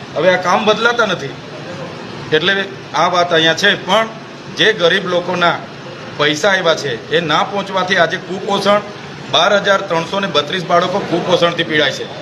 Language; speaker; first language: Gujarati; non-native, local second language; Vasavi